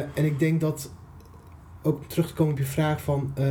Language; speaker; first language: Dutch; non-native, fluent; Persian